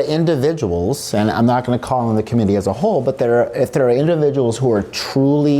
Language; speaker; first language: English; native; English